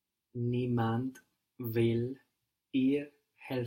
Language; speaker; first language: German; non-native, learner; English